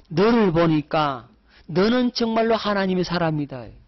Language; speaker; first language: Korean; native; Korean